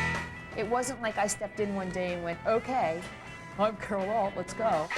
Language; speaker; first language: English; native; English